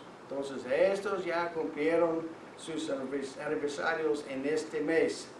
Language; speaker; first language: Spanish; non-native, fluent; English